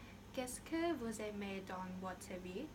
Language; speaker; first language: French; non-native, learner; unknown